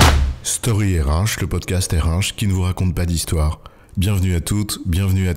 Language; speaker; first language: French; native; French